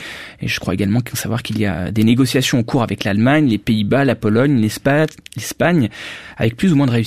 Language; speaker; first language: French; native; French